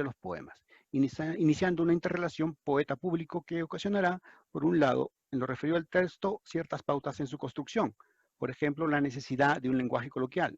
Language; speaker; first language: Spanish; native; Spanish